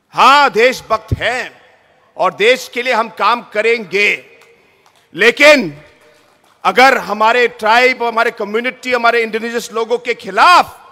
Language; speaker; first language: Hindi; non-native, local second language; Garo